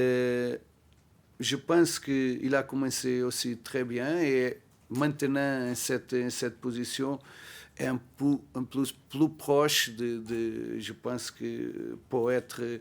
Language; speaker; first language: French; non-native, learner; Portuguese